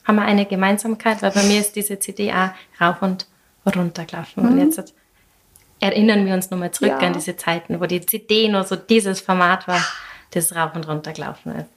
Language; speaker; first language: German; native; German